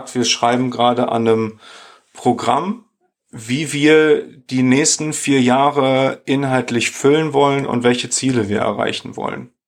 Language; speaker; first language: German; native; German